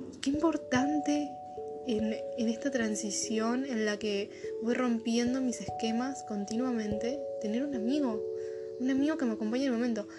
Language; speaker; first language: Spanish; native; Spanish